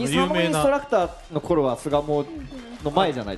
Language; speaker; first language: Japanese; native; Japanese